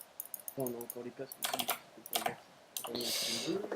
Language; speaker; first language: French; native; French